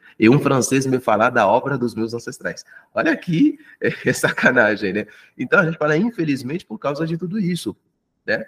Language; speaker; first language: Portuguese; non-native, fluent; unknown